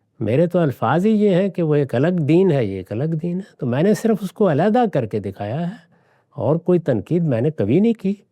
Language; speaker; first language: Urdu; non-native, local second language; Punjabi